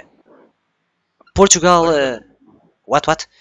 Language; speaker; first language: English; non-native, learner; Portuguese